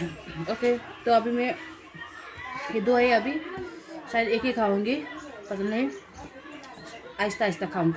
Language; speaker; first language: Hindi; non-native, local second language; Nepali